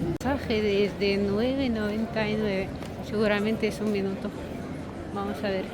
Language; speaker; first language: Spanish; non-native, fluent; Russian